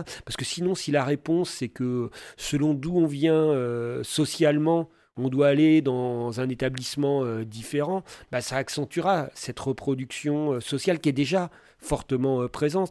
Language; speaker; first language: French; native; French